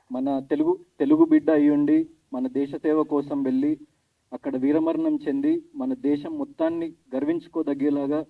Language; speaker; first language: Telugu; native; Telugu